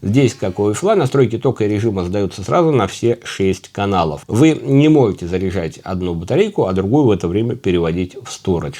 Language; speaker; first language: Russian; native; Russian